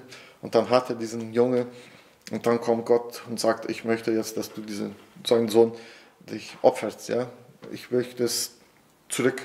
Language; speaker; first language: German; non-native, fluent; Portuguese